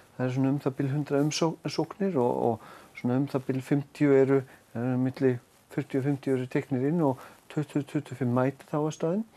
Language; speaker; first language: Icelandic; non-native, fluent; German